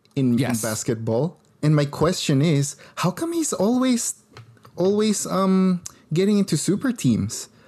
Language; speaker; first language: English; non-native, local second language; Filipino